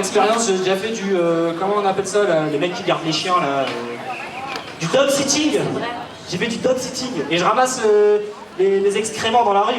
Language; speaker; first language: French; native; French